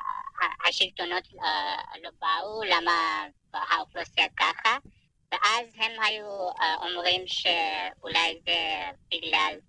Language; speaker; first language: Hebrew; non-native, fluent; Persian